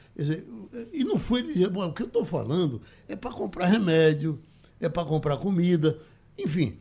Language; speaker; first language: Portuguese; native; Portuguese